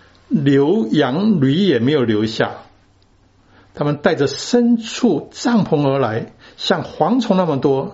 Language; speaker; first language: Chinese; native; Chinese